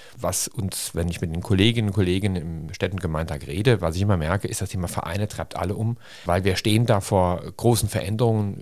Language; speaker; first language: German; native; German